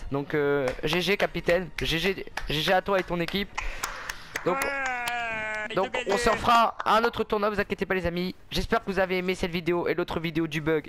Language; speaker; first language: French; native; French